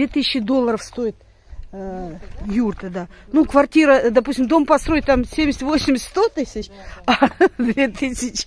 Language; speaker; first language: Russian; native; Russian